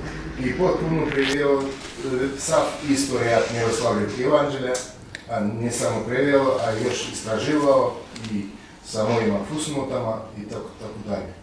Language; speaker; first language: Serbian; non-native, fluent; Russian